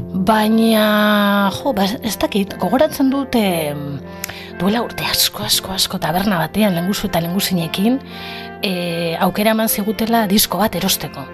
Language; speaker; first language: Basque; non-native, local second language; Spanish